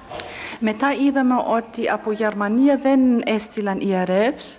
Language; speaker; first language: Greek; non-native, fluent; German